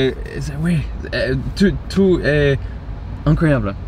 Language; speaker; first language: French; non-native, learner; English